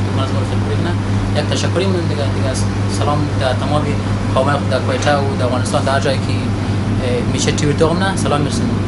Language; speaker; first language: Persian; native; Persian